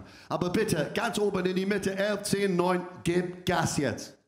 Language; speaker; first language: German; non-native, fluent; English